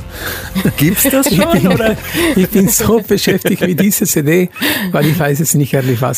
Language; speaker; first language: German; non-native, fluent; Spanish